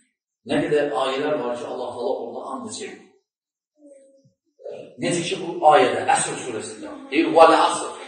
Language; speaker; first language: Turkish; non-native, learner; Azerbaijani